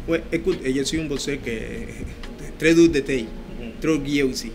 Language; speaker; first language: French; non-native, learner; Spanish